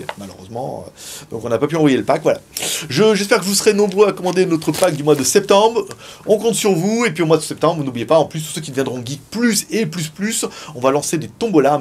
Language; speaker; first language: French; native; French